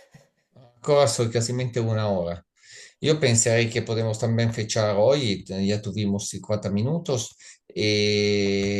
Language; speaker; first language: Spanish; non-native, learner; Italian